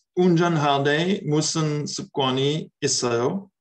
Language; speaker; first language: Korean; non-native, learner; English